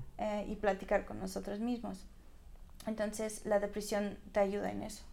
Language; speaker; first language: Spanish; non-native, fluent; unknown